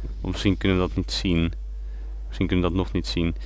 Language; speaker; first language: Dutch; native; Dutch